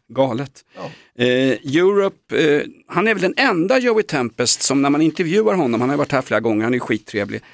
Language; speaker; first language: Swedish; native; Swedish